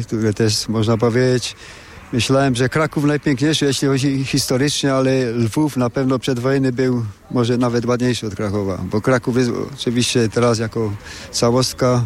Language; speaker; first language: Polish; native; Polish